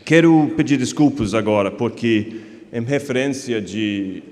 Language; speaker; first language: Portuguese; non-native, fluent; English